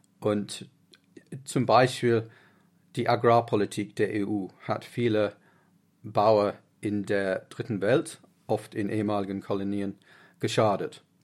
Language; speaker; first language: German; non-native, fluent; English